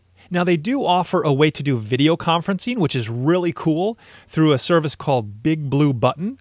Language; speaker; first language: English; native; English